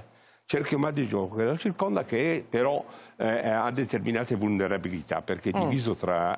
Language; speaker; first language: Italian; native; Italian